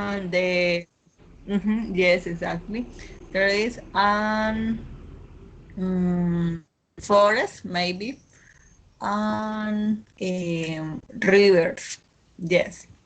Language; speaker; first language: English; non-native, learner; Spanish